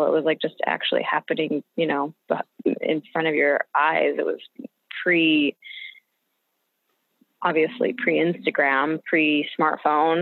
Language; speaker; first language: English; native; English